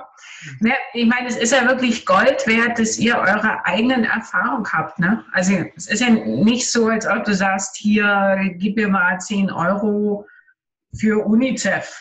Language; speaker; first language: German; native; German